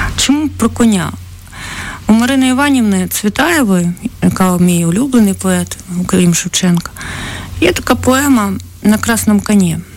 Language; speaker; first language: Ukrainian; native; Ukrainian